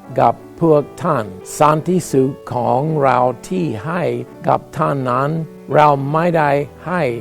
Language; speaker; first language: Thai; non-native, fluent; English